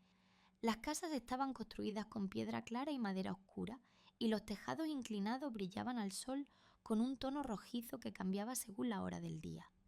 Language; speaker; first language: Spanish; native; Spanish